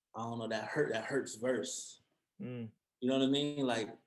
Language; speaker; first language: English; native; English